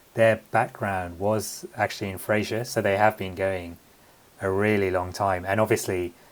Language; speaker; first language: English; native; English